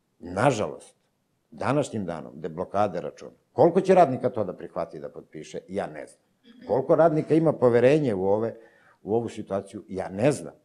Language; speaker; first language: Serbian; native; Serbian